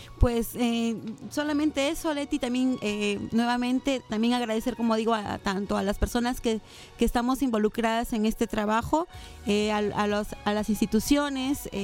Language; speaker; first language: Spanish; native; Spanish